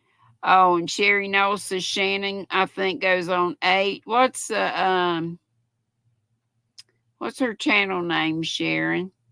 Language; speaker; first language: English; native; English